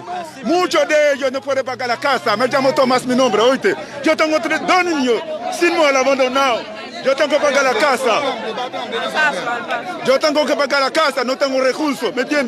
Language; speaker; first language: Spanish; non-native, learner; Haitian Creole